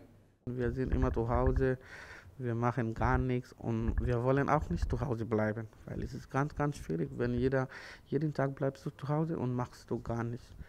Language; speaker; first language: German; non-native, learner; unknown